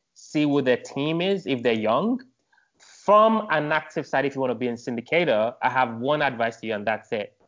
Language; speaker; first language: English; non-native, local second language; Yoruba